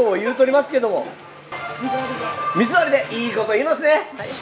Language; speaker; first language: Japanese; native; Japanese